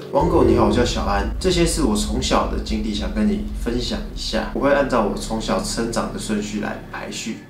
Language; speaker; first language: Chinese; native; Chinese